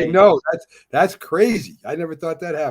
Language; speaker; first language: English; native; English